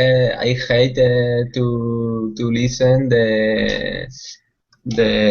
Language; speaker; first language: English; non-native, learner; Spanish